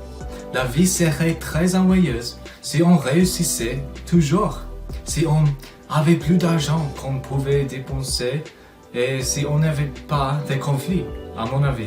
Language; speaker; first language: French; non-native, fluent; English